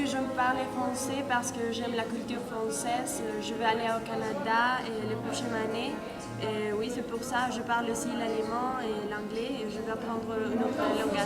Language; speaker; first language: French; non-native, fluent; Spanish